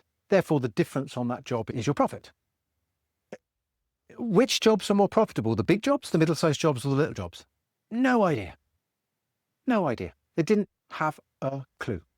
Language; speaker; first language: English; native; English